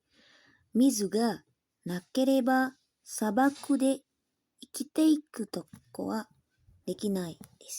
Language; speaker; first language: Japanese; non-native, learner; Indonesian